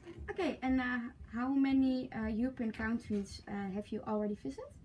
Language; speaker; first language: English; non-native, learner; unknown